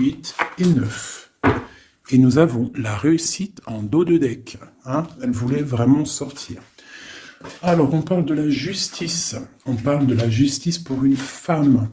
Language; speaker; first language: French; native; French